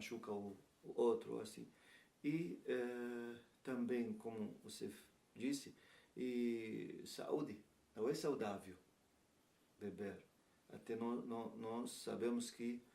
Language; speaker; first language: Portuguese; non-native, learner; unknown